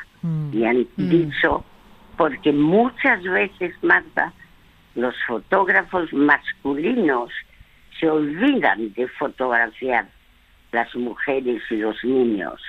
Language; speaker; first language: Spanish; early bilingual, other home language; French